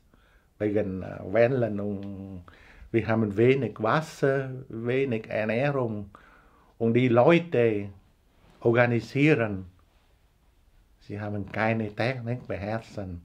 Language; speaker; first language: German; non-native, learner; Vietnamese